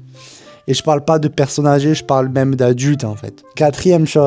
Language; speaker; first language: French; native; French